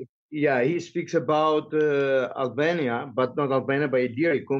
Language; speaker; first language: English; non-native, fluent; Albanian